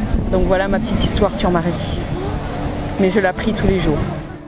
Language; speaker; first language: French; native; French